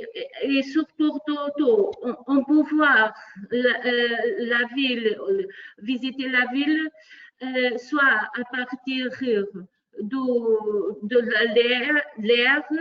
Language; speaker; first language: French; non-native, fluent; Portuguese